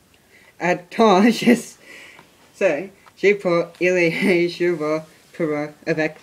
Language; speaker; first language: French; non-native, learner; English